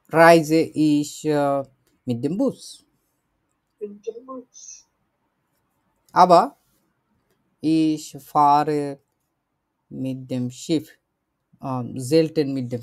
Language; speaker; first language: German; non-native, learner; Bangla